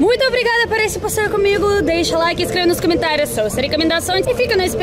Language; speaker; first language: Portuguese; non-native, fluent; Russian